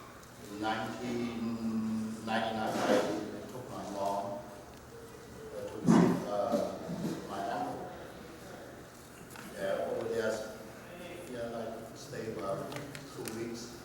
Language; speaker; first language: English; non-native, learner; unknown